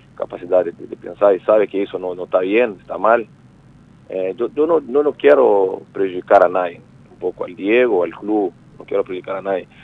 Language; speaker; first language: Spanish; non-native, fluent; Portuguese